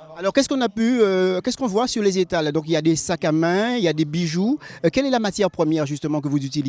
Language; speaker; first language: French; native; French